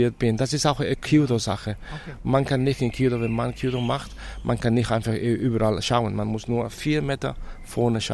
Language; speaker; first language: German; non-native, fluent; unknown